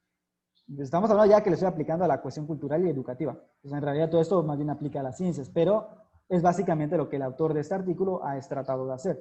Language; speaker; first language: Spanish; native; Spanish